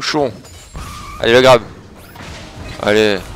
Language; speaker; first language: French; native; French